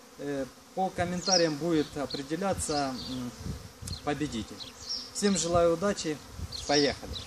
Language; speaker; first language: Russian; non-native, local second language; Ukrainian